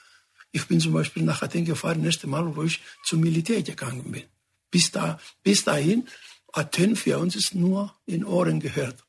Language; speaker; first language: German; non-native, fluent; Greek